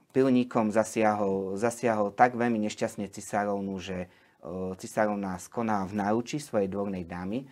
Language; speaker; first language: Slovak; native; Slovak